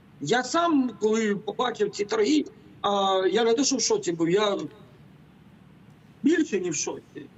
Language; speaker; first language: Ukrainian; native; Ukrainian